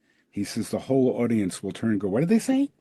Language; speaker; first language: English; native; English